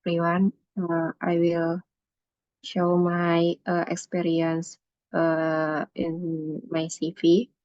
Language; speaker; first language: English; non-native, learner; Indonesian